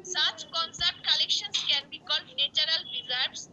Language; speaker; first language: English; non-native, local second language; Bangla